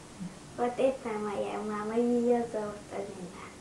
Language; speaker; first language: Russian; non-native, local second language; Chechen